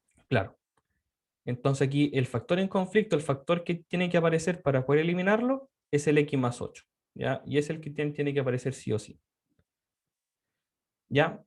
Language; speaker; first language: Spanish; native; Spanish